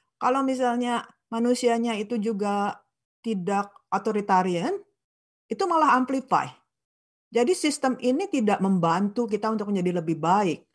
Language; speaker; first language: Indonesian; non-native, local second language; Sundanese